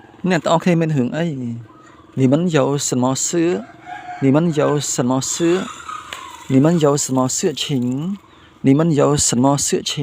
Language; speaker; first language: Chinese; non-native, learner; Khmer